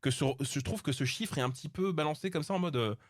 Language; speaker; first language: French; native; French